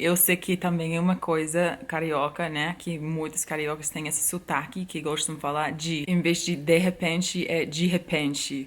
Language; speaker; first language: Portuguese; non-native, fluent; English